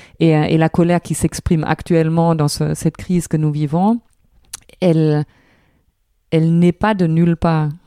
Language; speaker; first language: French; non-native, fluent; German